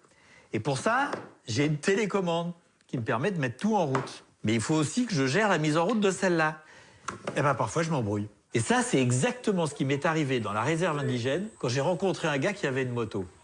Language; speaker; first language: French; native; French